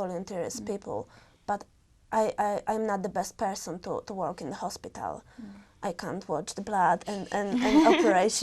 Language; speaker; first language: English; non-native, learner; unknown